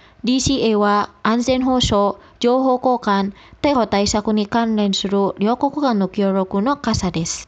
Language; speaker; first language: Japanese; non-native, fluent; Indonesian